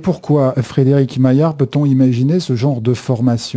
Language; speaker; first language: French; native; French